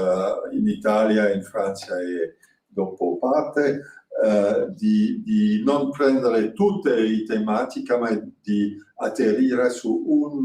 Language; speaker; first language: Italian; non-native, fluent; French